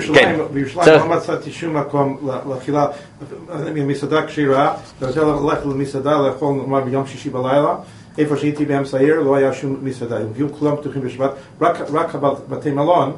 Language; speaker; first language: Hebrew; non-native, fluent; English